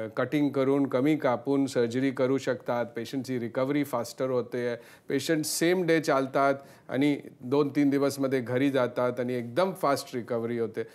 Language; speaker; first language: Marathi; non-native, local second language; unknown